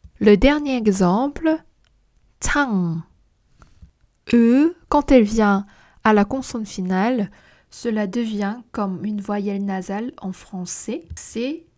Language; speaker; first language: French; non-native, fluent; Korean